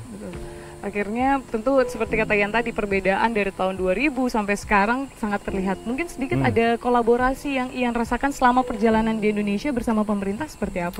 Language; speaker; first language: Indonesian; native; Indonesian